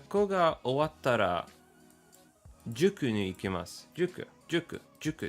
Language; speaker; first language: Japanese; non-native, learner; English